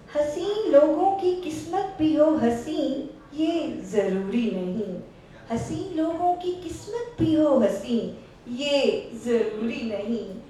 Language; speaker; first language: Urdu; non-native, local second language; Saraiki